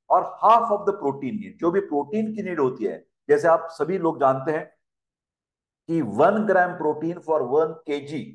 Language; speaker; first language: Hindi; non-native, local second language; Marathi